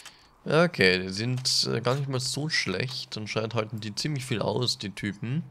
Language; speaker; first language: German; native; German